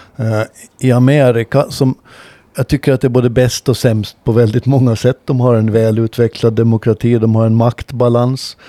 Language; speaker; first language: Swedish; native; Swedish